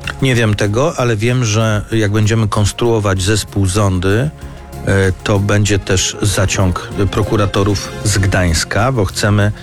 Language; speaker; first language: Polish; native; Polish